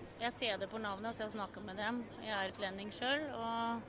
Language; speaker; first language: Norwegian; non-native, fluent; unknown